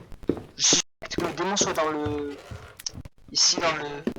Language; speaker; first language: French; native; French